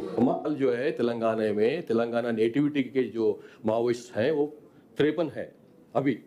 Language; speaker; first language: Hindi; non-native, local second language; Telugu